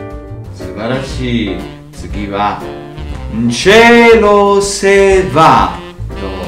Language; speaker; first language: Japanese; non-native, fluent; Italian